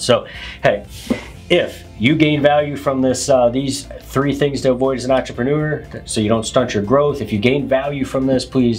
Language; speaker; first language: English; native; English